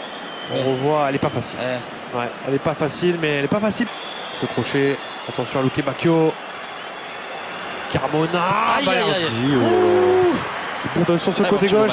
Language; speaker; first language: French; native; French